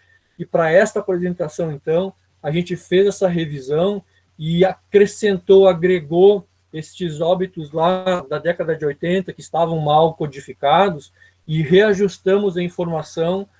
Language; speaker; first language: Portuguese; native; Portuguese